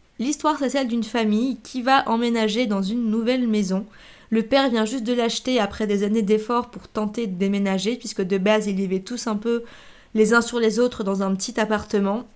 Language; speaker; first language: French; native; French